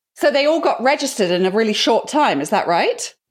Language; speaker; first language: English; native; English